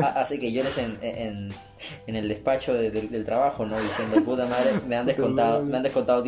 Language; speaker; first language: Spanish; native; Spanish